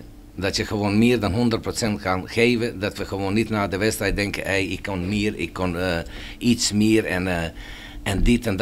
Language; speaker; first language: Dutch; non-native, fluent; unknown